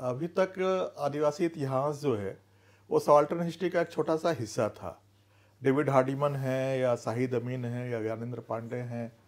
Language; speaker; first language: Hindi; native; Hindi